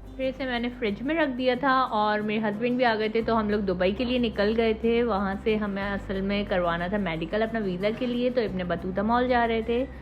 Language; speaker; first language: Urdu; native; Urdu